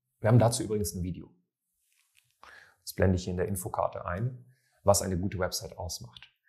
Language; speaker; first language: German; native; German